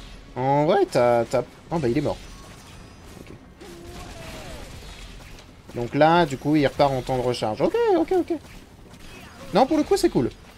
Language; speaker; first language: French; native; French